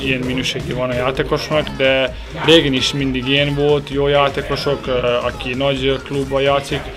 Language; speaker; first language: Hungarian; non-native, learner; Serbian